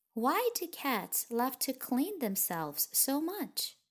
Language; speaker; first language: English; non-native, fluent; Russian